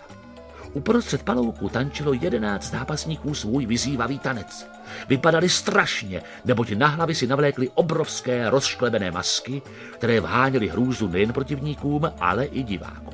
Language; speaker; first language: Czech; native; Czech